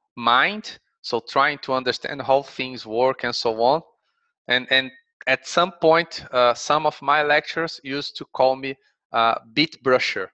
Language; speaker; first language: English; non-native, fluent; Portuguese